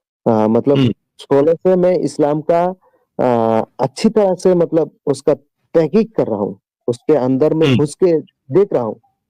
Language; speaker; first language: Hindi; non-native, local second language; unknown